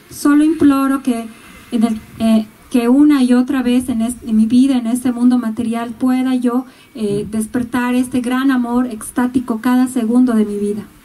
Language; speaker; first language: Spanish; native; Spanish